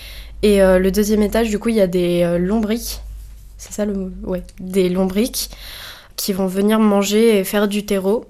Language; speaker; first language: French; native; French